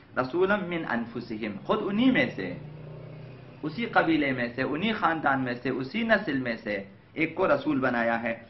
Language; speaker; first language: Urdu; non-native, local second language; Balti